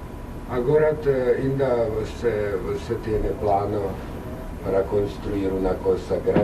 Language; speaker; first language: Portuguese; non-native, learner; Czech